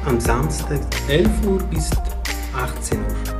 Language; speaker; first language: German; non-native, learner; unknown